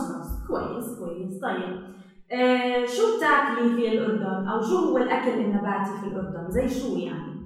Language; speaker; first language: Arabic; native; Arabic